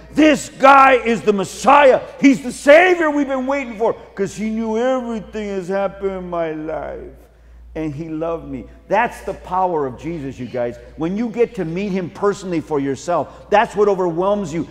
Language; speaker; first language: English; early bilingual, other home language; Spanish